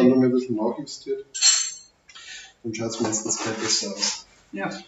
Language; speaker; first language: German; native; German